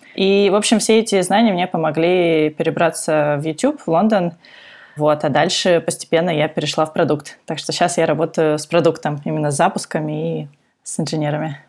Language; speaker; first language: Russian; native; Russian